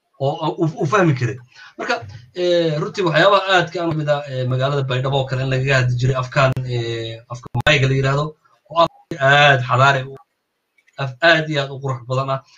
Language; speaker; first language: Somali; native; Somali